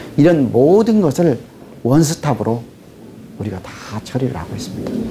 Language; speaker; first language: Korean; native; Korean